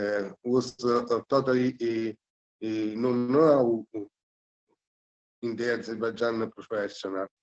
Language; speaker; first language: English; non-native, learner; Italian